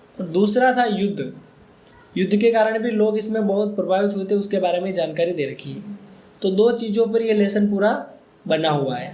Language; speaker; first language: Hindi; native; Hindi